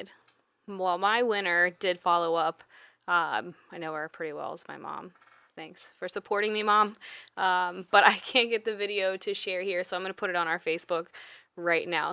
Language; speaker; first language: English; native; English